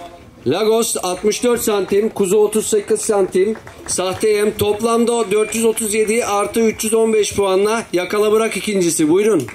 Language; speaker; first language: Turkish; native; Turkish